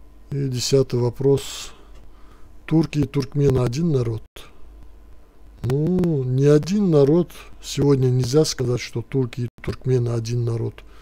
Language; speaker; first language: Russian; non-native, local second language; Turkish